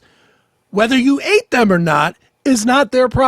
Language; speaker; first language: English; native; English